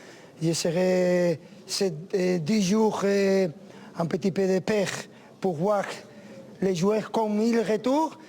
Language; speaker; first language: French; non-native, learner; Spanish